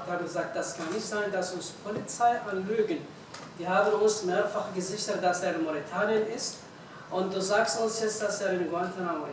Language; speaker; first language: German; non-native, fluent; Arabic